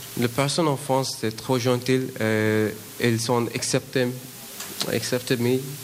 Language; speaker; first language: French; non-native, learner; Bangla